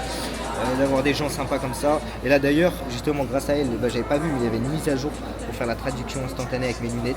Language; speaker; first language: French; native; French